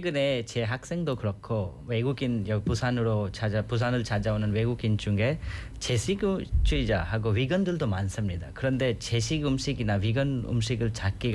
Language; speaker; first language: Korean; non-native, fluent; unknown